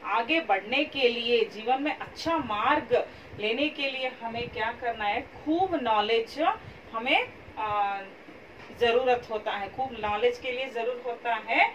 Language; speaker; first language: Hindi; non-native, local second language; Kannada